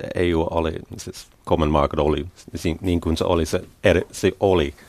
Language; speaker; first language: Finnish; non-native, learner; English